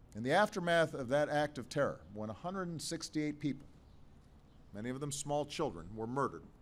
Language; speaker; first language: English; native; English